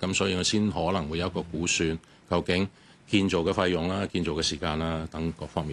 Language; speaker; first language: Cantonese; native; Cantonese